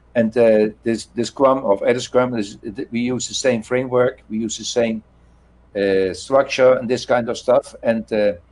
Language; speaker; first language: English; non-native, learner; Dutch